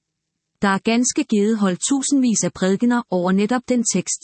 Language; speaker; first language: Danish; native; Danish